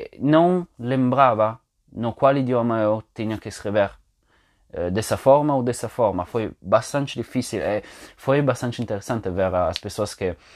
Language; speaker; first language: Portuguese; non-native, fluent; Italian